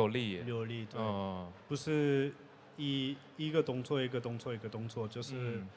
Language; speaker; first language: Chinese; non-native, learner; French